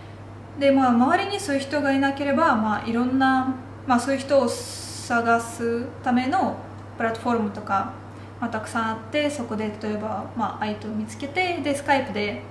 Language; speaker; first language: Japanese; non-native, fluent; Russian